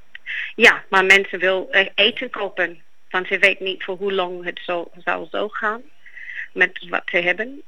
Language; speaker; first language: Dutch; non-native, fluent; Greek